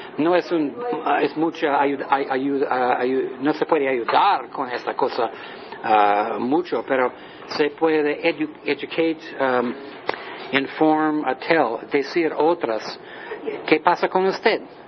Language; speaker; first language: Spanish; non-native, learner; English